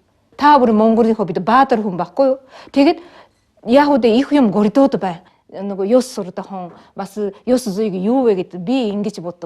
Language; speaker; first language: Mongolian; non-native, fluent; Japanese